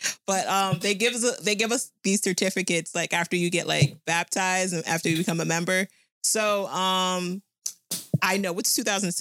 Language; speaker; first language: English; native; English